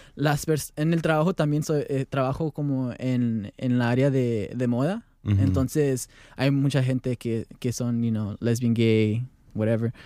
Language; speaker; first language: Spanish; early bilingual, heritage; Spanish